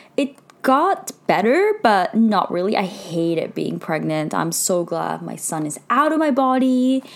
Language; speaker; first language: English; early bilingual, heritage; Japanese